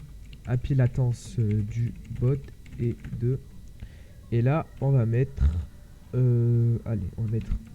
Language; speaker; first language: French; native; French